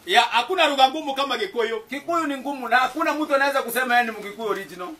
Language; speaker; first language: Swahili; non-native, local second language; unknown